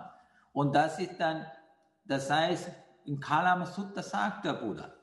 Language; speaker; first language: German; non-native, fluent; Sinhala